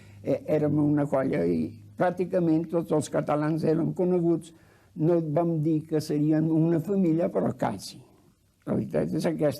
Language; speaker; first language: Catalan; early bilingual, heritage; Catalan